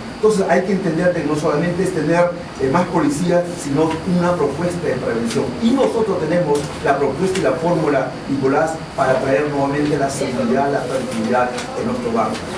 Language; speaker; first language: Spanish; non-native, local second language; Shipibo-Conibo